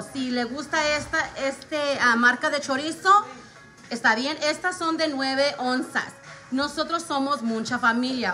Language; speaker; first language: Spanish; early bilingual, heritage; Spanish